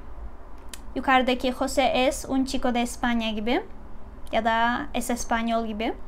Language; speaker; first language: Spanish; non-native, fluent; Turkish